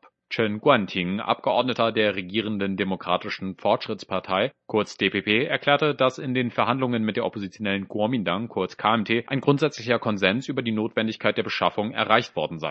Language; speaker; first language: German; native; German